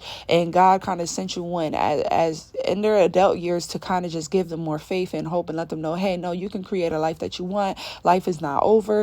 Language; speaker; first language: English; native; English